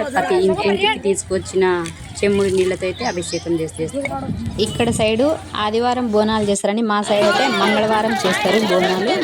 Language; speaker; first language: Telugu; non-native, local second language; Lambadi